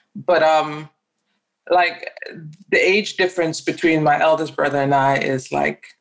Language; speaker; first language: English; non-native, local second language; Yoruba